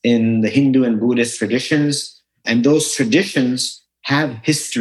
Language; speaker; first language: English; native; English